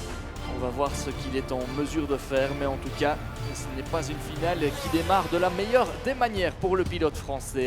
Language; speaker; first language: French; native; French